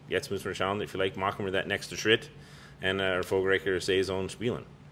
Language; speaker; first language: German; non-native, fluent; English